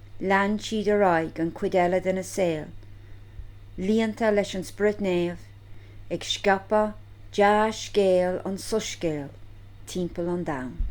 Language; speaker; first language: Irish; non-native, local second language; English